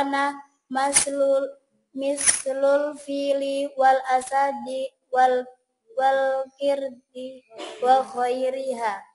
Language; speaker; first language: Arabic; non-native, learner; Indonesian